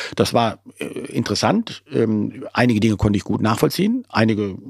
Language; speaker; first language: German; native; German